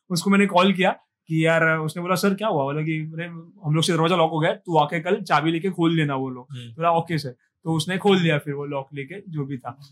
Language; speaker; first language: Hindi; non-native, local second language; Marathi